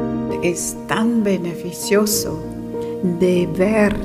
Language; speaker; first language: Spanish; non-native, fluent; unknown